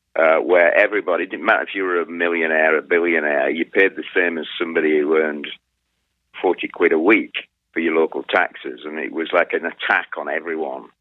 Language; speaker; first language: English; native; English